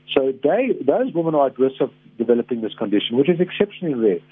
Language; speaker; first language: English; native; English